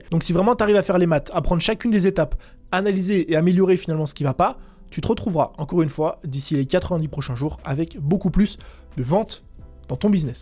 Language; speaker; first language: French; native; French